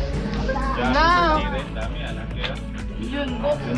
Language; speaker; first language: Filipino; native; Filipino